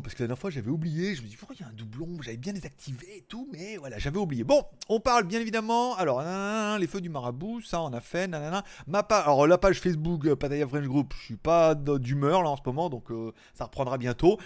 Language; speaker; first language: French; native; French